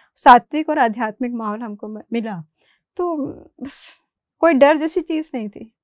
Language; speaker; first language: Hindi; native; Hindi